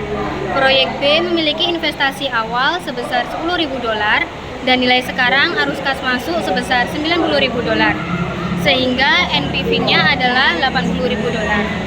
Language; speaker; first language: Indonesian; native; Indonesian